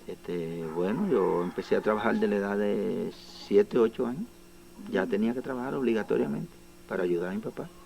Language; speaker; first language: Spanish; non-native, local second language; Haitian Creole